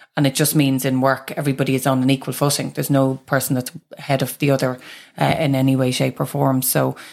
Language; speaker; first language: English; native; English